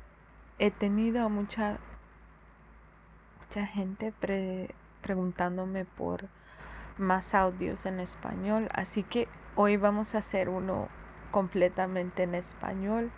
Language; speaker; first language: Spanish; early bilingual, heritage; Spanish